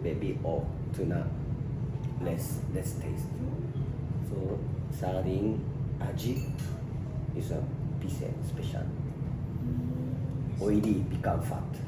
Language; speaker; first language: English; non-native, learner; Japanese